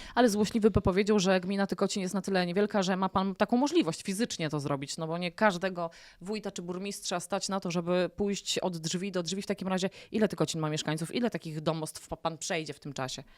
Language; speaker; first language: Polish; native; Polish